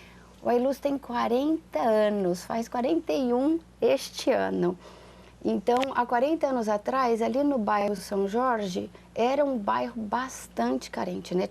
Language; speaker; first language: Portuguese; native; Portuguese